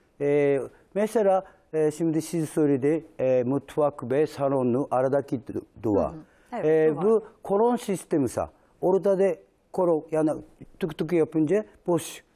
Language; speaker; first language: Turkish; non-native, learner; Japanese